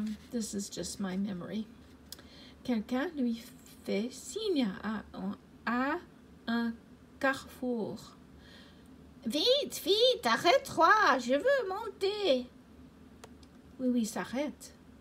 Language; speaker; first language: French; non-native, learner; English